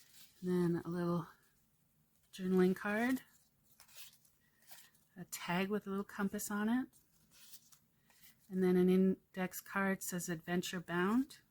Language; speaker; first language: English; native; English